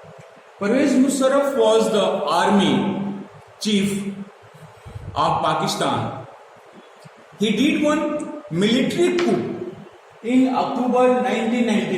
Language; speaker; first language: English; non-native, local second language; Hindi